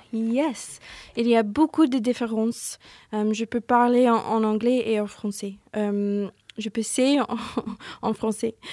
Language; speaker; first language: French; non-native, learner; English